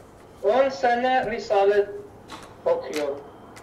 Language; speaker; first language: Turkish; non-native, learner; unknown